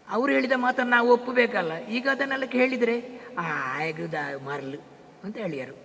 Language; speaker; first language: Kannada; non-native, local second language; Tulu